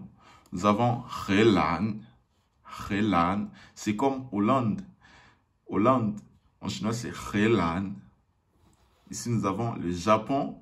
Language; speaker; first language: French; non-native, local second language; Lingala